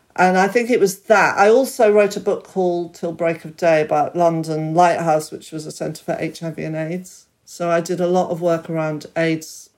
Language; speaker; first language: English; native; English